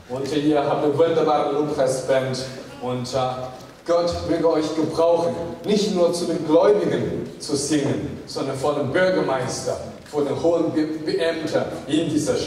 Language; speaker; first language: German; non-native, fluent; Chinese